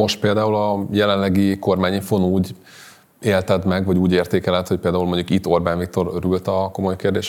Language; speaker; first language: Hungarian; native; Hungarian